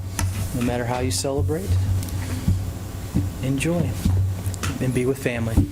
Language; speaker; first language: English; native; English